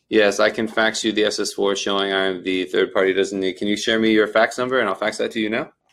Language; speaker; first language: English; native; English